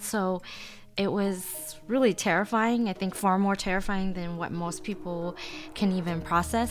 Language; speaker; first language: English; early bilingual, other home language; Chinese